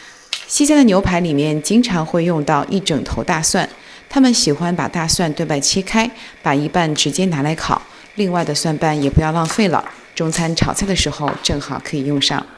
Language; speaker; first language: Chinese; native; Chinese